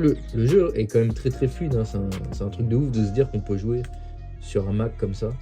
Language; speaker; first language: French; native; French